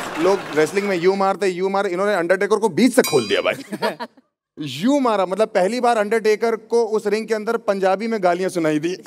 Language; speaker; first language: Hindi; native; Hindi